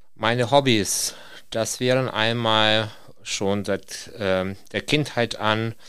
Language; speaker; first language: German; non-native, fluent; Russian